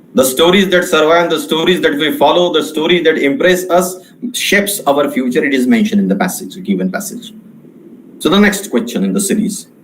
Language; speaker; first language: English; non-native, local second language; Marathi